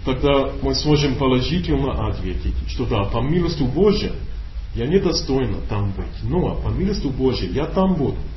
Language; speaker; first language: Russian; non-native, learner; English